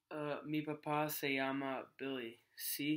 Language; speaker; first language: Spanish; non-native, learner; English